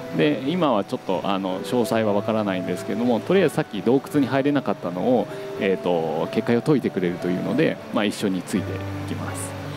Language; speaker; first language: Japanese; native; Japanese